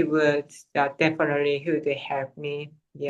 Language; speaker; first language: English; non-native, fluent; Korean